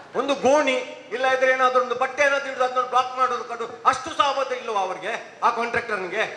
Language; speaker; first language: Kannada; native; Kannada